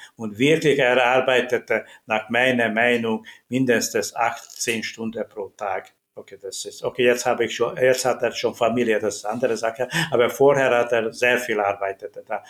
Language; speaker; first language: German; non-native, learner; Hungarian